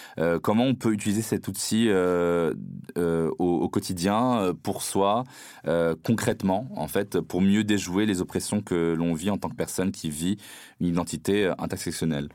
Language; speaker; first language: French; non-native, local second language; Arabic